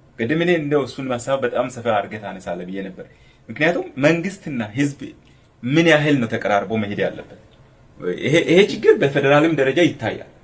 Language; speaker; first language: Amharic; non-native, local second language; Sidamo